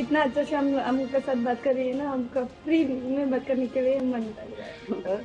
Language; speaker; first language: Hindi; non-native, local second language; Bhojpuri